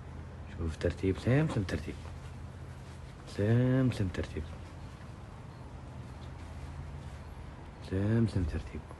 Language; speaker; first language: Arabic; non-native, learner; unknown